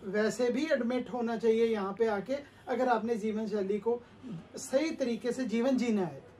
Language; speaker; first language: Hindi; native; Hindi